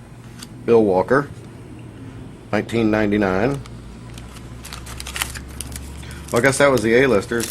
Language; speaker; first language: English; native; English